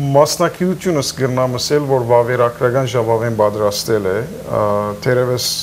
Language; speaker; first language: Armenian; native; Armenian